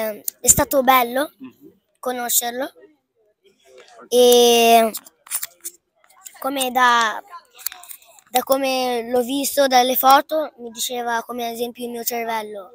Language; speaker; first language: Italian; early bilingual, other home language; Fula